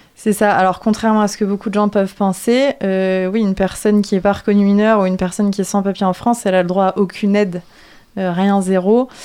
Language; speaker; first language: French; native; French